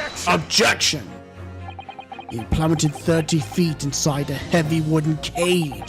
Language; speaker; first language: English; native; English